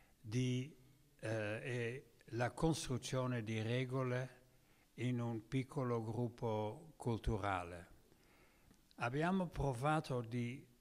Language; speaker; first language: Italian; non-native, learner; Dutch